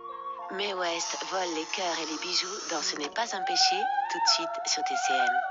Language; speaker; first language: French; native; French